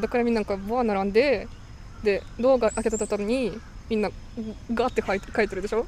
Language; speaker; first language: Japanese; non-native, fluent; Russian